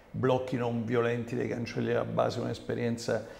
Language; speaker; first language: Italian; native; Italian